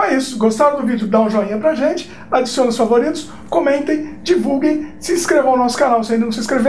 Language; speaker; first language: Portuguese; native; Portuguese